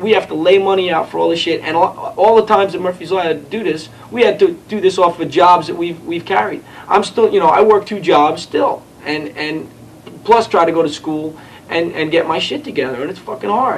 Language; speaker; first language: English; native; English